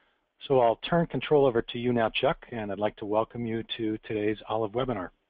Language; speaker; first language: English; native; English